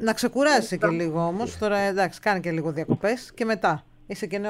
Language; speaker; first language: Greek; native; Greek